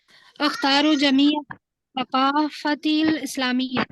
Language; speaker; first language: Arabic; non-native, learner; Urdu